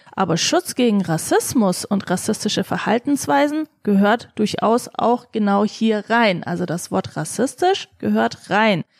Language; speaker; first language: German; early bilingual, other home language; Turkish